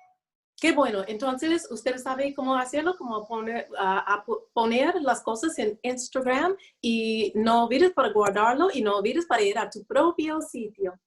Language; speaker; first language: Spanish; non-native, learner; English